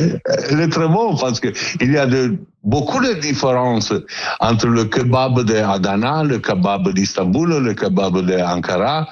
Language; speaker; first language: French; non-native, learner; Italian